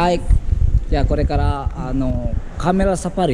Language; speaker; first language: Japanese; non-native, fluent; Indonesian